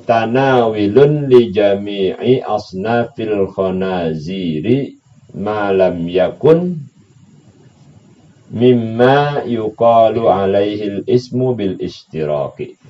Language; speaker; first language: Arabic; non-native, fluent; Indonesian